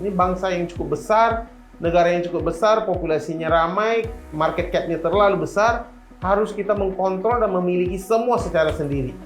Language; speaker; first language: Indonesian; non-native, fluent; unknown